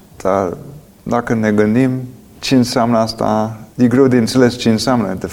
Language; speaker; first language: Romanian; non-native, fluent; English